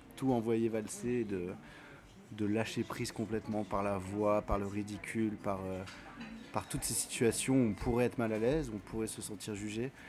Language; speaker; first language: French; native; French